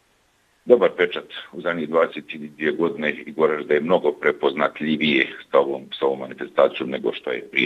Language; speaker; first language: Bosnian; native; Bosnian